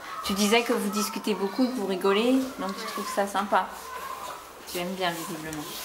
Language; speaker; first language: French; native; French